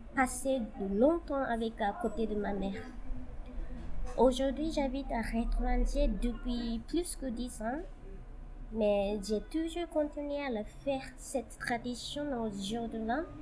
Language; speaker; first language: French; non-native, fluent; Japanese